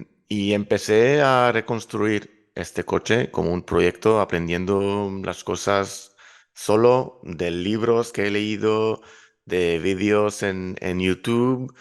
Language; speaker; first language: Spanish; non-native, fluent; Hebrew